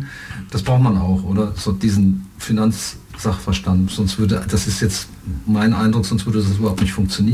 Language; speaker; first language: German; native; German